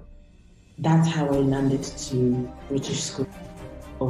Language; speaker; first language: English; non-native, local second language; Kinyarwanda